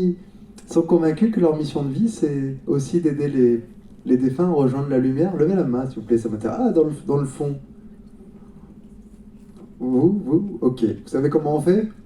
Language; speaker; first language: French; native; French